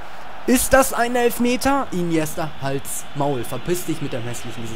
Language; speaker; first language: German; native; German